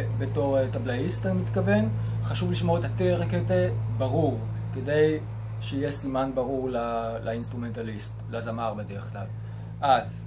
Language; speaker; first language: Hebrew; native; Hebrew